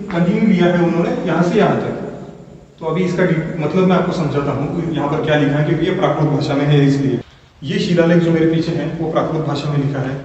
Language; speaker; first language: Hindi; non-native, local second language; Marathi